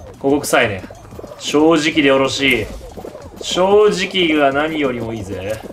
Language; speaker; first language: Japanese; non-native, fluent; Russian